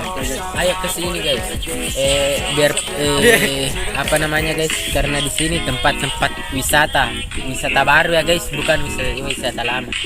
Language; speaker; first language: Indonesian; non-native, local second language; Buginese